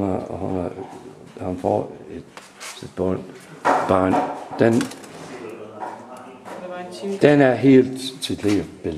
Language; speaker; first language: Danish; non-native, learner; English